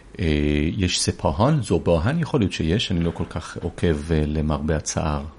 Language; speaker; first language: Hebrew; early bilingual, other home language; Persian